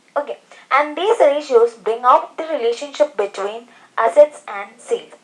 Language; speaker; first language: English; non-native, local second language; Malayalam